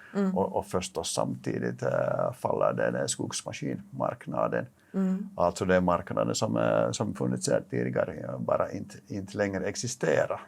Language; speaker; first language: Swedish; non-native, local second language; Finnish